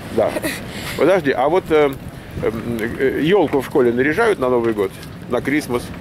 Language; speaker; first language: Russian; native; Russian